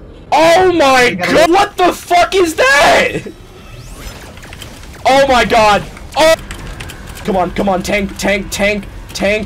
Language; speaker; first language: English; native; English